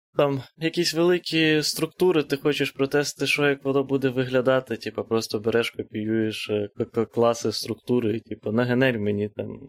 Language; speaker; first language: Ukrainian; native; Ukrainian